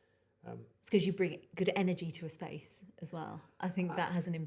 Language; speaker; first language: English; native; English